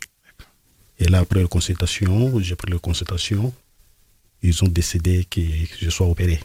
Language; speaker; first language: French; non-native, local second language; Lingala